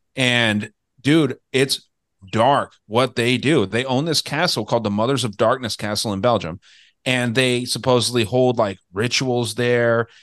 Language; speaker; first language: English; native; English